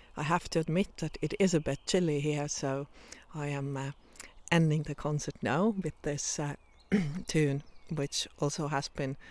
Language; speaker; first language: English; non-native, fluent; Estonian